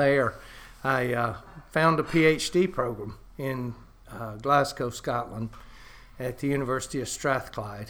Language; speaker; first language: English; native; English